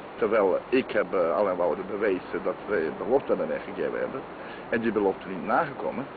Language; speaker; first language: Dutch; non-native, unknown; Croatian